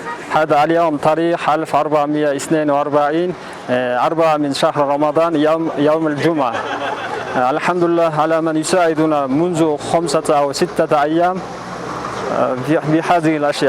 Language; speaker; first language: Arabic; non-native, fluent; Kyrgyz